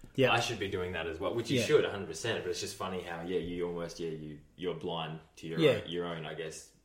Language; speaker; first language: English; native; English